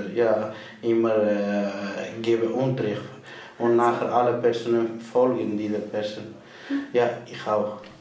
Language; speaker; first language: German; non-native, learner; Persian